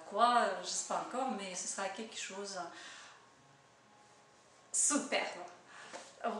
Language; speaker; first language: French; non-native, learner; Russian